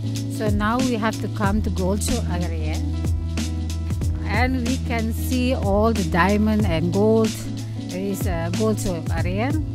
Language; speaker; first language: English; non-native, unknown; Indonesian